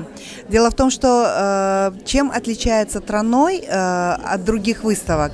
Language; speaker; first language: Russian; native; Russian